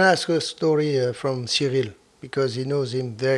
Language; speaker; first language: English; non-native, fluent; French